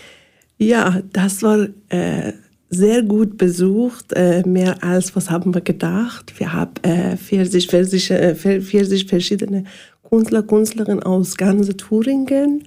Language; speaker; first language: German; non-native, learner; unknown